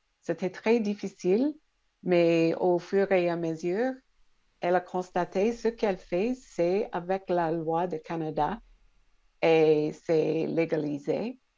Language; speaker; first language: French; non-native, local second language; English